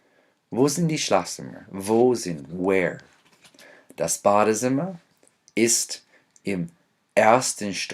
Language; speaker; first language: German; non-native, fluent; English